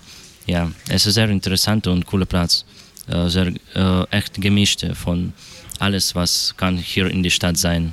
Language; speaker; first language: German; non-native, learner; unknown